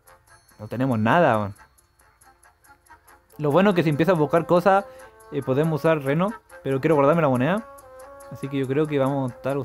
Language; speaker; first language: Spanish; native; Spanish